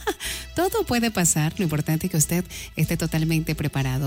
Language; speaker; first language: Spanish; native; Spanish